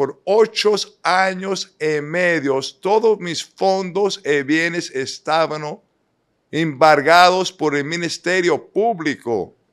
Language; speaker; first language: Spanish; non-native, fluent; English